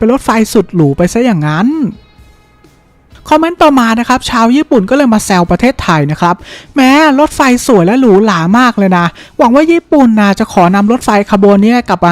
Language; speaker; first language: Thai; native; Thai